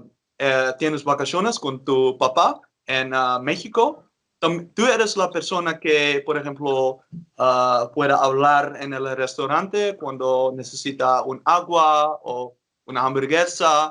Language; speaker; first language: Spanish; non-native, fluent; Dutch